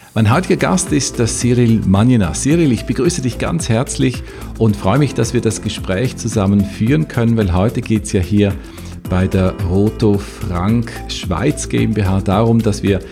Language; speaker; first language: German; native; German